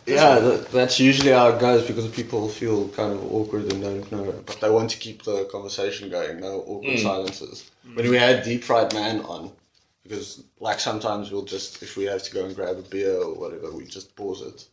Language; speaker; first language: English; non-native, local second language; Afrikaans